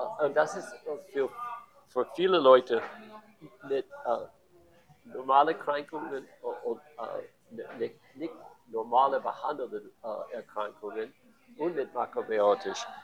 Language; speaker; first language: German; non-native, learner; English